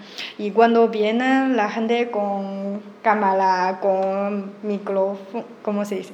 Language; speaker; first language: Spanish; non-native, learner; Chinese